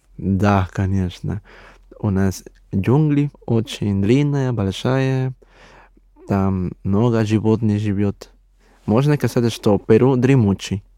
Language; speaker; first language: Russian; non-native, learner; Spanish